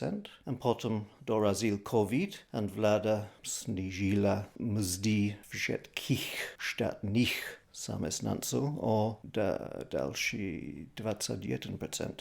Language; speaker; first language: Slovak; non-native, fluent; English